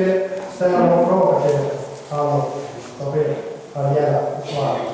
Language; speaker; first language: Swedish; non-native, fluent; Finnish